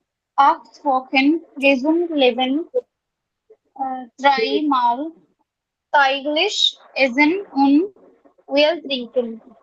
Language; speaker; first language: German; non-native, learner; Hindi